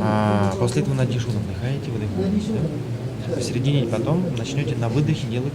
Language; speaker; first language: Russian; native; Russian